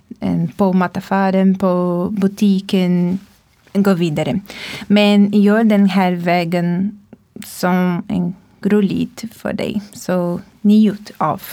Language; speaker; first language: Swedish; non-native, learner; Portuguese